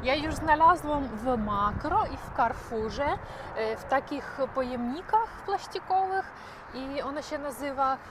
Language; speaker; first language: Polish; non-native, learner; Ukrainian